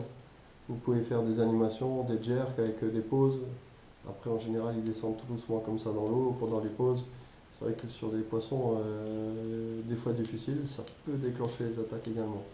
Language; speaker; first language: French; native; French